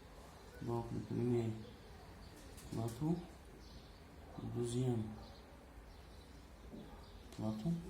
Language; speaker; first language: French; non-native, local second language; Arabic